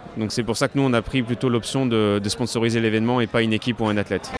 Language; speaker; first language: French; native; French